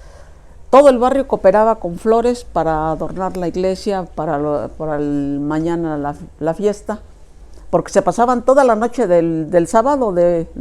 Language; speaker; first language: Spanish; native; Spanish